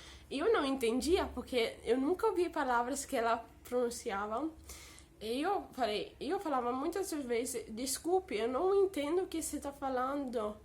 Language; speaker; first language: Portuguese; early bilingual, heritage; Portuguese